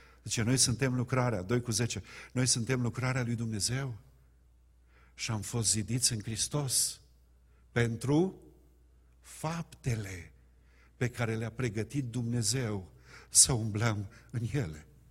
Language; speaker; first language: Romanian; native; Romanian